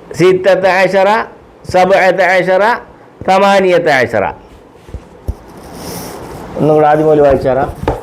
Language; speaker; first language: Arabic; non-native, fluent; Malayalam